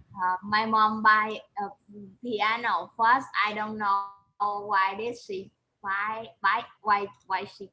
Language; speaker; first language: English; non-native, learner; Vietnamese